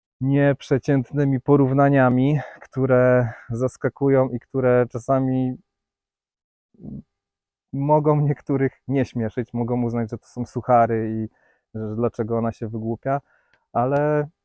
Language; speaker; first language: Polish; native; Polish